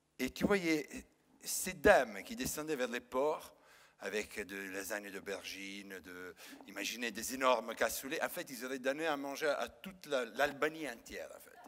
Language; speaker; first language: French; non-native, fluent; Italian